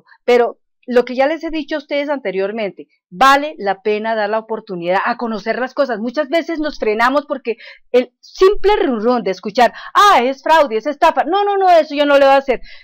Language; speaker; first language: Spanish; native; Spanish